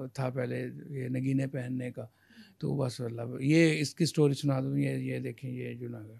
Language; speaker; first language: Urdu; non-native, local second language; Punjabi